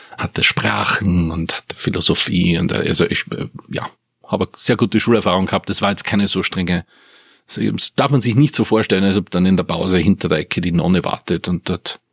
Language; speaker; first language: German; native; German